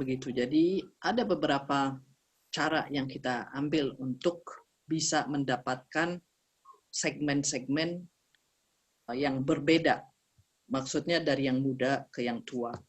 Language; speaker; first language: Indonesian; early bilingual, heritage; Indonesian